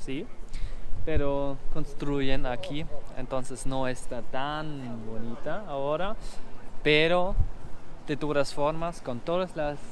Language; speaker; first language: Spanish; non-native, learner; German